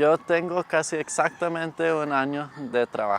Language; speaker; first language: Spanish; non-native, fluent; English